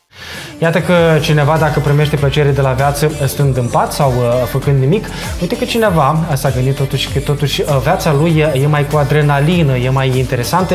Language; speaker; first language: Romanian; native; Romanian